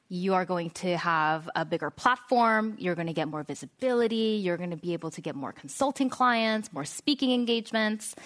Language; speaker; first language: English; non-native, fluent; Korean